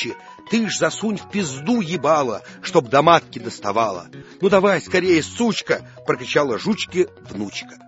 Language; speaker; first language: Russian; native; Russian